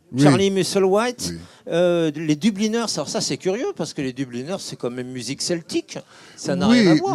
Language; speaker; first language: French; native; French